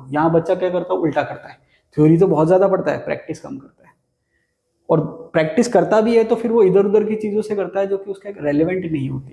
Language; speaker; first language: Hindi; native; Hindi